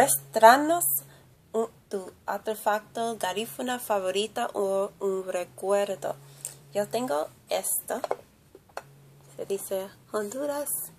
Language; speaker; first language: Spanish; early bilingual, heritage; English